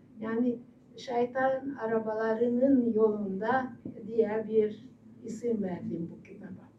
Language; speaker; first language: Turkish; non-native, fluent; Hungarian